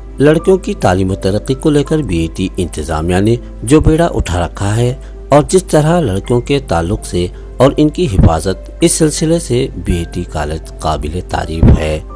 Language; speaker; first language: Urdu; native; Urdu